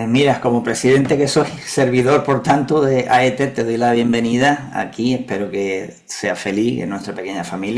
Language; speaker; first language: Spanish; native; Spanish